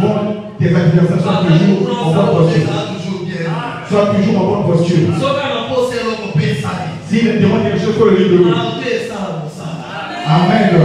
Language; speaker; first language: French; non-native, local second language; Lingala